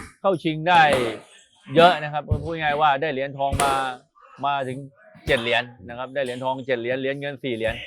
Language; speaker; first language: Thai; native; Thai